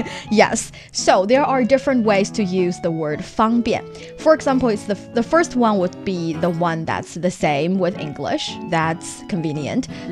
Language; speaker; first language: English; non-native, fluent; Chinese